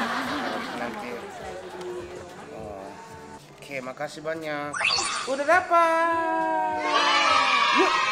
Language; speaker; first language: Indonesian; non-native, fluent; Japanese